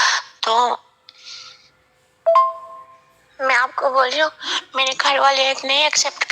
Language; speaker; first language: Hindi; non-native, local second language; Punjabi